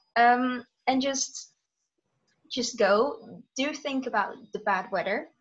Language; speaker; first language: English; non-native, fluent; Dutch